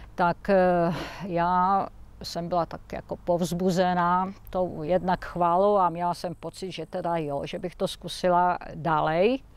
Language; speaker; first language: Czech; native; Czech